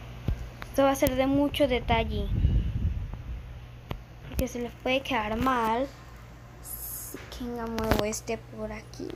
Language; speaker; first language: Spanish; native; Spanish